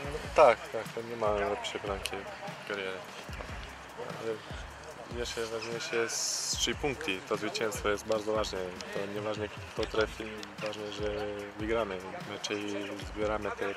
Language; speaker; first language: Polish; non-native, learner; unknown